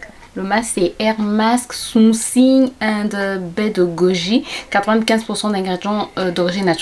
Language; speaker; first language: French; native; French